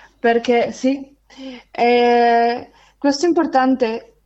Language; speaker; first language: Italian; non-native, fluent; Spanish